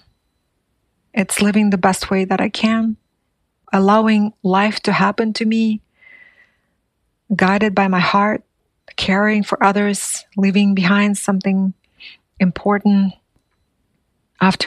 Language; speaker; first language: English; non-native, fluent; Buriat